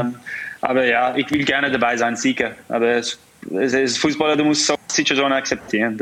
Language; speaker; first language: German; non-native, fluent; English